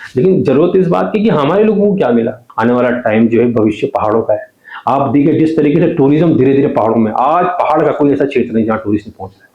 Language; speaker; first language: Hindi; non-native, local second language; Garhwali